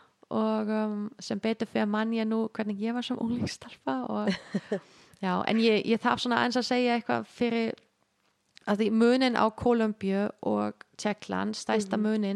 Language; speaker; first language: Icelandic; non-native, fluent; German